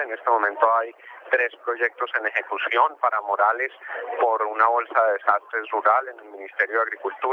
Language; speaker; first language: Spanish; native; Spanish